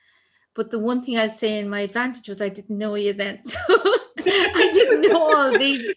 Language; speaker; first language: English; native; English